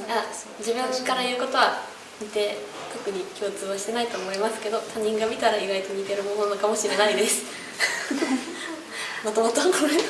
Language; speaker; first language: Japanese; native; Japanese